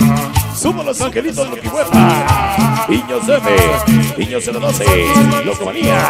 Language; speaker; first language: Spanish; native; Spanish